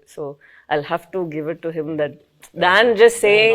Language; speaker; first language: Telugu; non-native, fluent; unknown